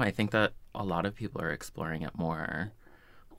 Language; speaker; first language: English; native; English